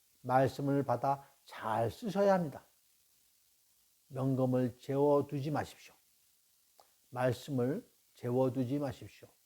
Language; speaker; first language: Korean; native; Korean